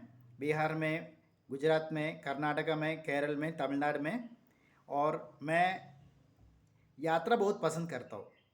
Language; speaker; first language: Hindi; non-native, local second language; Malayalam